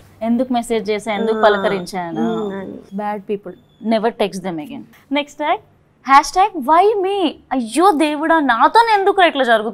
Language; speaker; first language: Telugu; native; Telugu